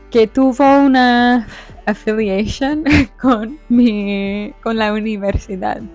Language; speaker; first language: Spanish; non-native, fluent; English